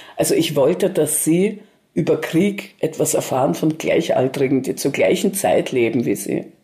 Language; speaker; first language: German; early bilingual, other home language; Russian